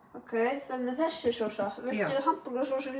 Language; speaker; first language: Icelandic; early bilingual, heritage; English